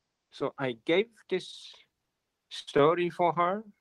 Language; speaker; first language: English; non-native, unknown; Japanese